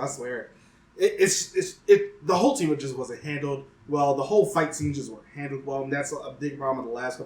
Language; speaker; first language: English; native; English